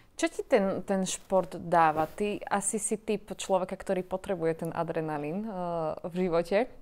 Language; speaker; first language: Slovak; native; Slovak